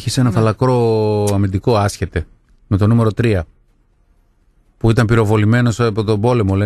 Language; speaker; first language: Greek; native; Greek